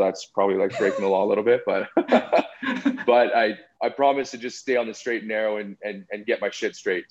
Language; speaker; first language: English; native; English